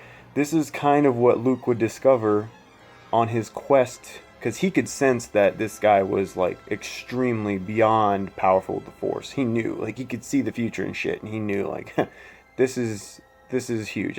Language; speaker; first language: English; native; English